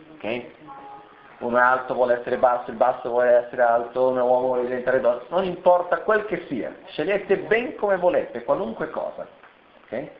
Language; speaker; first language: Italian; non-native, fluent; Portuguese